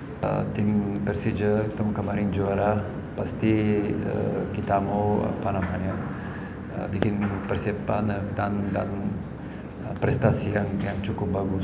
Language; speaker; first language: Indonesian; non-native, fluent; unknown